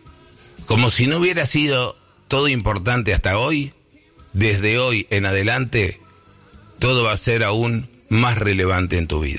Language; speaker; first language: Spanish; native; Spanish